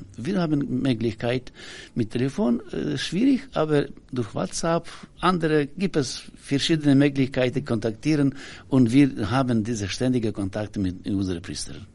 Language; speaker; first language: German; non-native, learner; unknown